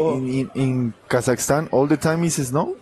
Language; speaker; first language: English; non-native, learner; Spanish